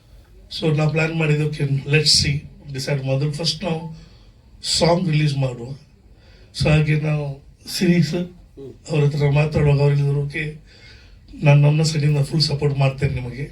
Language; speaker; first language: Kannada; non-native, local second language; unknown